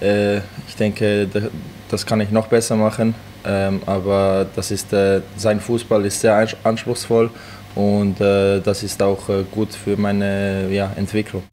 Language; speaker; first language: German; non-native, fluent; Serbian